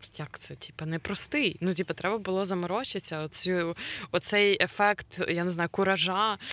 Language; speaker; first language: Ukrainian; non-native, local second language; Russian